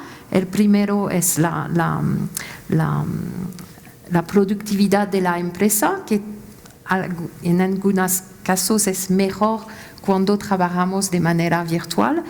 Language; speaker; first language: Spanish; non-native, fluent; French